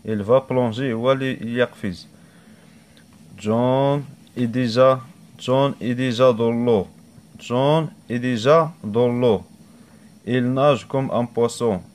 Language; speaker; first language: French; non-native, local second language; Arabic